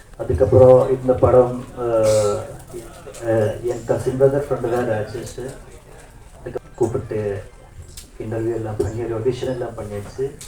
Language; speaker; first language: Tamil; non-native, learner; Malayalam